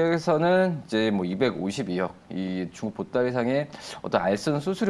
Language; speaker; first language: Korean; native; Korean